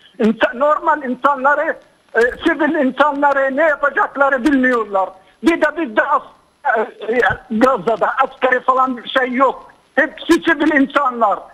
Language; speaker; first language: Turkish; non-native, fluent; Arabic